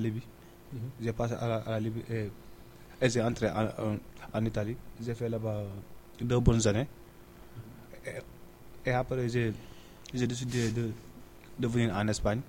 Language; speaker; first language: French; non-native, learner; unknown